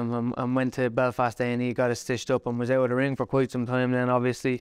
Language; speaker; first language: English; native; English